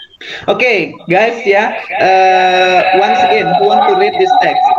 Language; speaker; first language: English; non-native, fluent; Indonesian